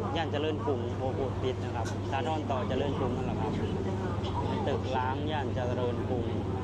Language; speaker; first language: Thai; native; Thai